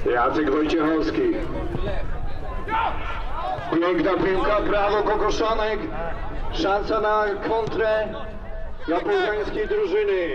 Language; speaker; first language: Polish; native; Polish